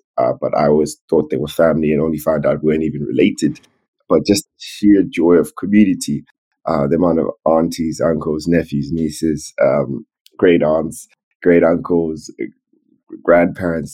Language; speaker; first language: English; early bilingual, other home language; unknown